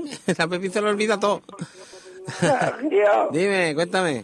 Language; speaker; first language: Spanish; native; Spanish